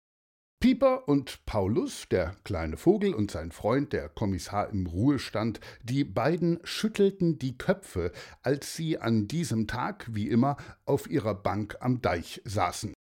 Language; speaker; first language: German; native; German